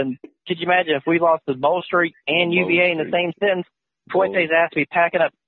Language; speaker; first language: English; native; English